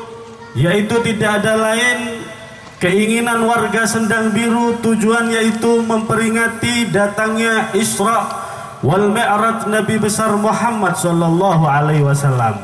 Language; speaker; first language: Indonesian; non-native, local second language; Javanese